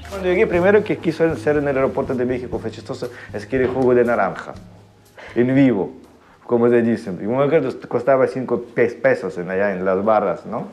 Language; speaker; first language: Spanish; non-native, fluent; Ukrainian